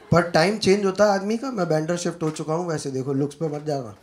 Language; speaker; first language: Hindi; native; Hindi